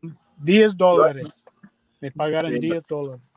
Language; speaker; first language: Spanish; non-native, learner; English